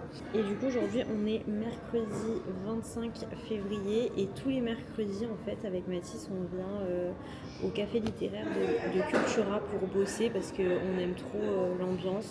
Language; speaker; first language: French; native; French